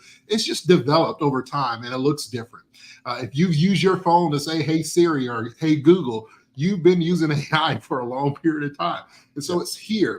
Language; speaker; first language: English; native; English